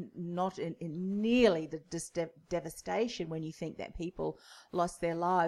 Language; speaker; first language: English; native; English